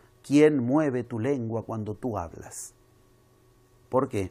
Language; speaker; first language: Spanish; native; Spanish